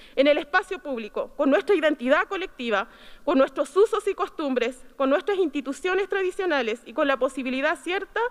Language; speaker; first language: Spanish; native; Spanish